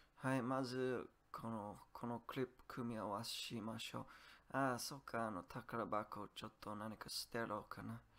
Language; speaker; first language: Japanese; non-native, learner; English